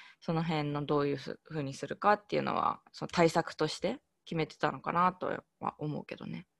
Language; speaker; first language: Japanese; native; Japanese